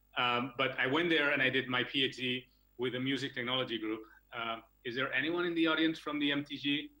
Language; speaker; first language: English; non-native, fluent; Catalan